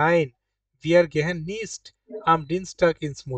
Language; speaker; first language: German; non-native, fluent; Bangla